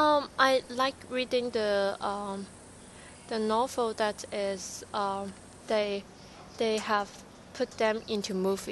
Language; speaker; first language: English; non-native, learner; Cantonese